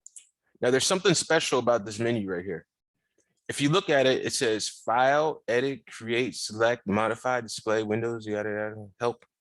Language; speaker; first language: English; native; English